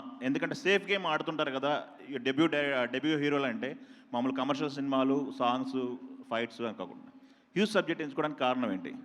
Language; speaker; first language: Telugu; native; Telugu